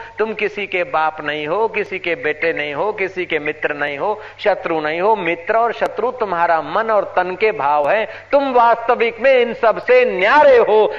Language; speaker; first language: Hindi; non-native, local second language; Sindhi